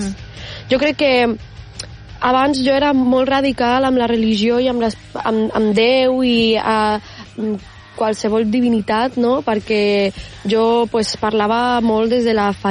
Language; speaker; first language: Catalan; non-native, local second language; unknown